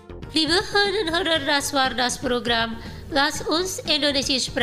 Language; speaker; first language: German; non-native, fluent; Indonesian